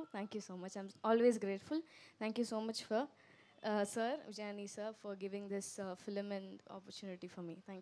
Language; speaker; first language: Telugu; non-native, fluent; Tamil